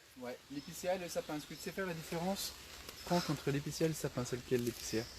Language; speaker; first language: French; native; French